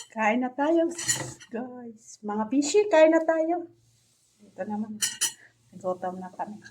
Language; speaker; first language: Filipino; non-native, local second language; Hiligaynon